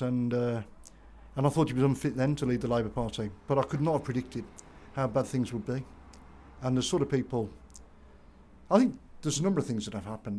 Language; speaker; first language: English; native; English